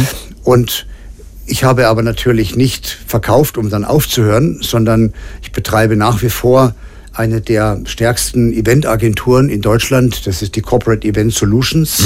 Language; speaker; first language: German; native; German